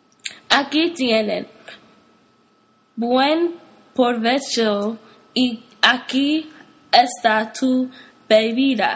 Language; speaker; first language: Spanish; non-native, learner; English